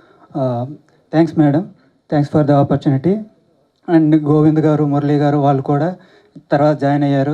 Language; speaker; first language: Telugu; native; Telugu